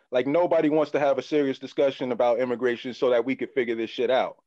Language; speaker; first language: English; native; English